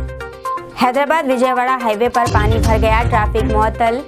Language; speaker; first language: Hindi; native; Hindi